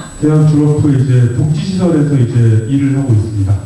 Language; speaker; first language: Korean; native; Korean